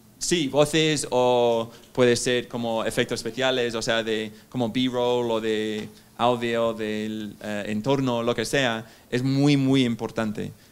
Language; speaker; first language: Spanish; non-native, fluent; English